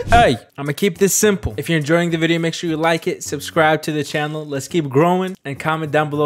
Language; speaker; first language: English; native; English